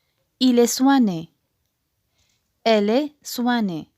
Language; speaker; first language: French; non-native, local second language; Arabic